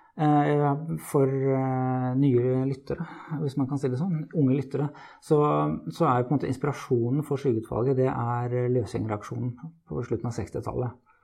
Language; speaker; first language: Norwegian; native; Norwegian